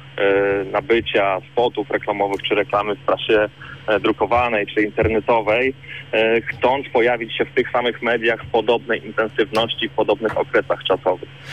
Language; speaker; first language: Polish; native; Polish